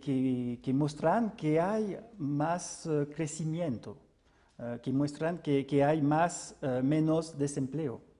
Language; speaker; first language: Spanish; non-native, fluent; French